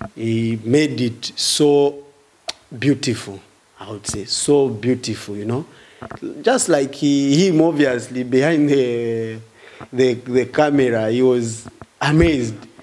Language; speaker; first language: English; non-native, local second language; Swahili